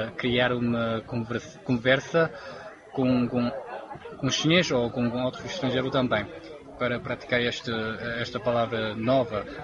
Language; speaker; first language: Portuguese; non-native, fluent; Chinese